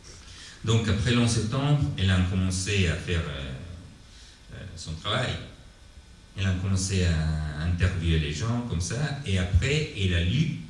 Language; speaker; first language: French; non-native, learner; Italian